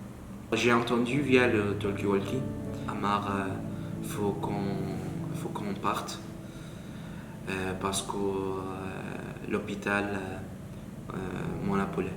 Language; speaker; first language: French; non-native, learner; Arabic